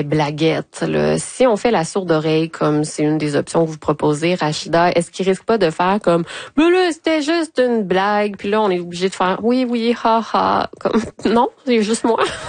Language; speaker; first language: French; native; French